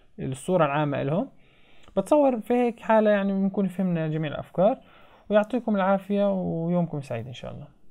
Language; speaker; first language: Arabic; native; Arabic